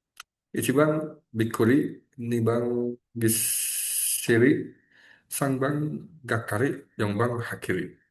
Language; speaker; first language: Japanese; non-native, learner; Indonesian